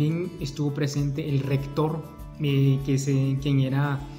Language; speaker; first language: Spanish; native; Spanish